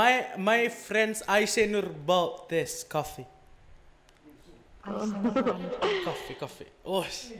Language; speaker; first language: English; non-native, learner; Indonesian